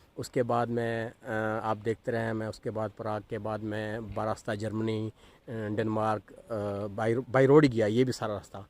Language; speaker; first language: Urdu; non-native, local second language; Saraiki